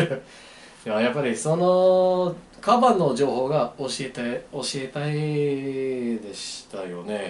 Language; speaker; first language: Japanese; non-native, learner; English